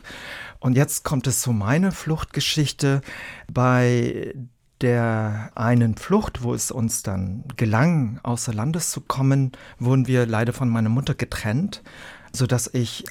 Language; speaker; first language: German; early bilingual, other home language; Vietnamese